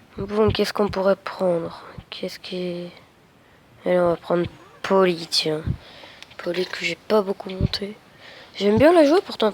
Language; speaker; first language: French; native; French